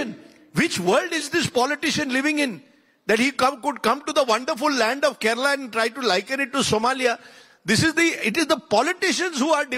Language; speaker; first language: English; non-native, local second language; Konkani